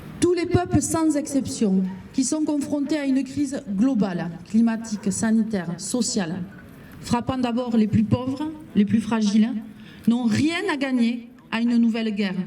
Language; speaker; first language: French; native; French